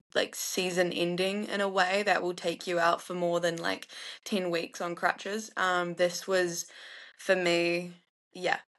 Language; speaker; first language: English; native; English